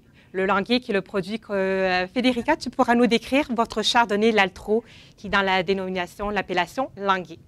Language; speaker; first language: French; native; French